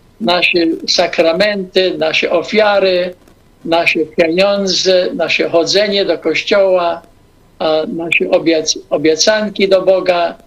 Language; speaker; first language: Polish; early bilingual, heritage; English